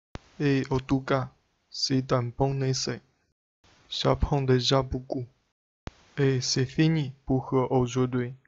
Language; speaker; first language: French; non-native, learner; Chinese